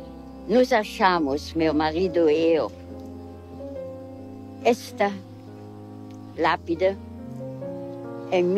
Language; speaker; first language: Portuguese; non-native, fluent; German